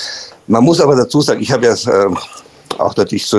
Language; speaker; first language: German; native; German